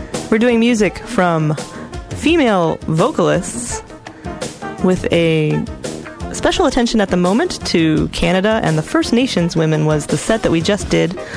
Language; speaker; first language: English; native; English